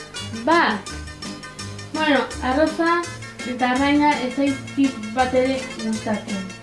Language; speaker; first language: Basque; non-native, local second language; Spanish